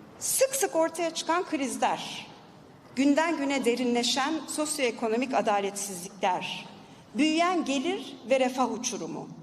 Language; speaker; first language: Turkish; native; Turkish